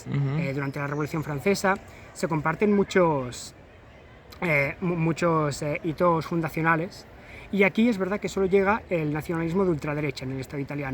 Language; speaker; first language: Spanish; native; Spanish